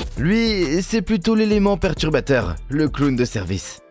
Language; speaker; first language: French; native; French